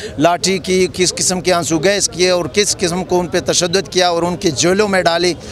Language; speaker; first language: Urdu; non-native, local second language; Pashto